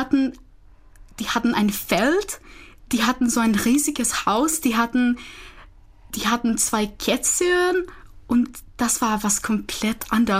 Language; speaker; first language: German; non-native, fluent; Czech